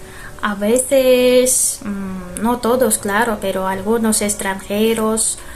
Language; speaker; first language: Spanish; non-native, fluent; Russian